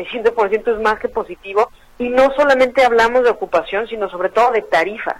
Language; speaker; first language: Spanish; native; Spanish